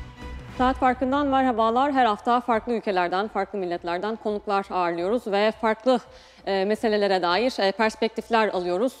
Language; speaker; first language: Turkish; native; Turkish